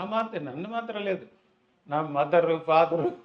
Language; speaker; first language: Telugu; non-native, learner; Tamil